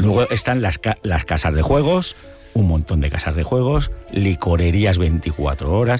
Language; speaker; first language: Spanish; native; Spanish